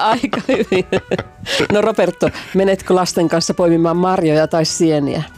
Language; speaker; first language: Finnish; native; Finnish